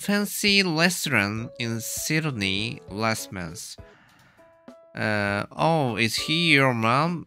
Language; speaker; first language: English; non-native, learner; Japanese